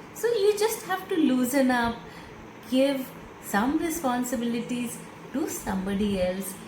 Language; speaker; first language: English; non-native, local second language; Hindi